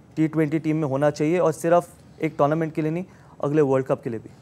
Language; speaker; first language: Hindi; native; Hindi